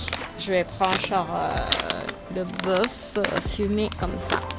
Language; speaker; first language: French; non-native, learner; Thai